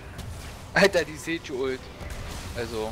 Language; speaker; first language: German; native; German